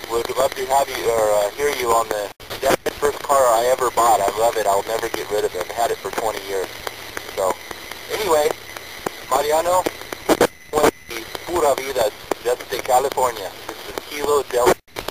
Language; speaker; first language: English; native; English